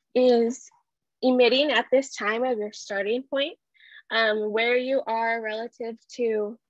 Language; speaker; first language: English; early bilingual, other home language; Spanish